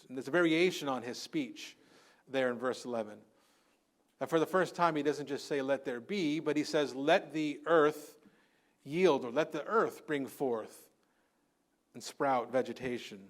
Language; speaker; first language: English; native; English